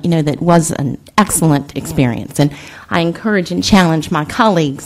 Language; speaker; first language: English; native; English